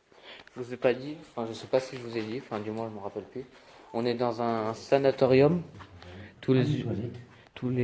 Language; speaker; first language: French; native; French